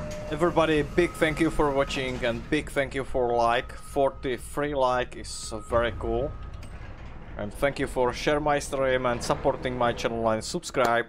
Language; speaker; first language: English; non-native, learner; Czech